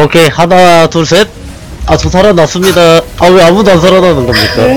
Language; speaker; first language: Korean; native; Korean